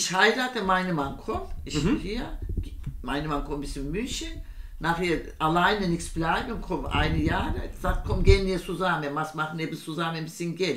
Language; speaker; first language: German; non-native, learner; Turkish